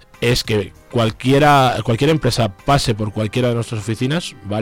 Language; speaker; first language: Spanish; native; Spanish